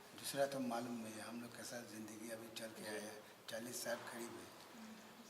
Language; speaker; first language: Hindi; non-native, learner; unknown